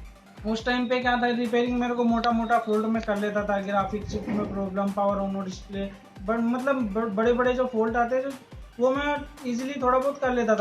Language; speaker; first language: Hindi; native; Hindi